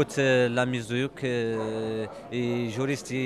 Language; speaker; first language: French; non-native, learner; Arabic